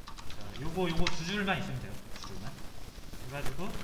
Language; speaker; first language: Korean; native; Korean